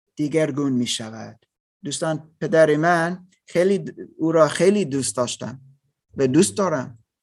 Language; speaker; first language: Persian; non-native, learner; German